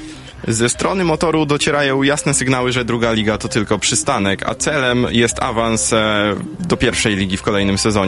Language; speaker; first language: Polish; native; Polish